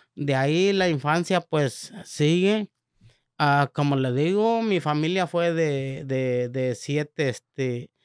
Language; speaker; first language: Spanish; native; Spanish